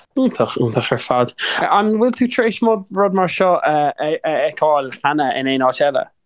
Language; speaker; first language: Irish; non-native, local second language; English